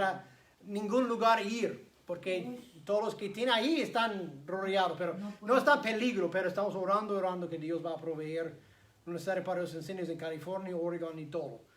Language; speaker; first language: Spanish; non-native, fluent; English